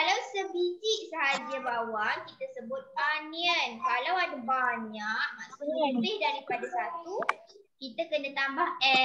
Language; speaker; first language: Malay; native; Malay